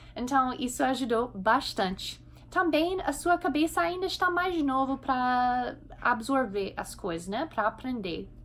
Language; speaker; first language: Portuguese; non-native, fluent; English